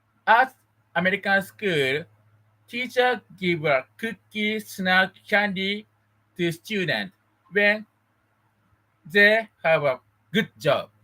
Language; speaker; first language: English; non-native, learner; Japanese